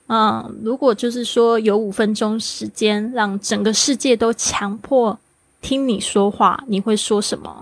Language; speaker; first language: Chinese; native; Chinese